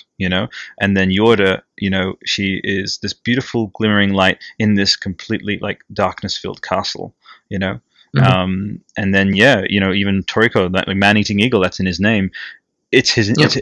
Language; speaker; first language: English; non-native, fluent; Italian